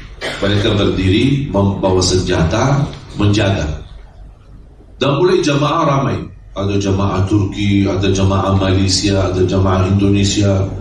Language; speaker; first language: Indonesian; non-native, fluent; Arabic